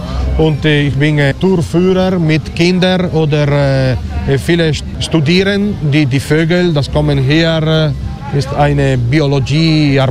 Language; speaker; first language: German; non-native, learner; Italian